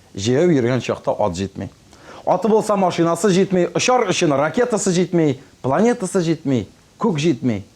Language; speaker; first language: Tatar; native; Tatar